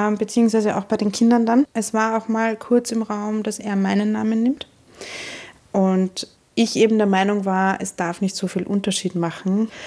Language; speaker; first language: German; native; German